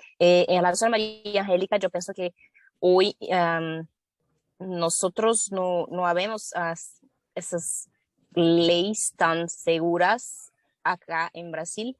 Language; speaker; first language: Spanish; non-native, fluent; Portuguese